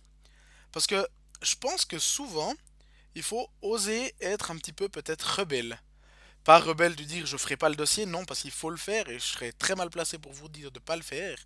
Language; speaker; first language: French; native; French